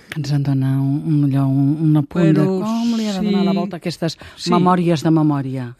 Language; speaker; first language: Catalan; native; Catalan